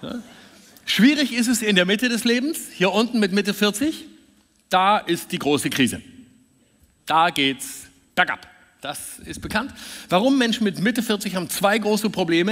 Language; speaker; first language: German; native; German